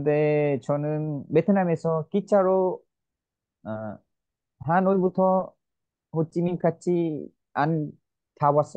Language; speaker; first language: Korean; non-native, learner; Vietnamese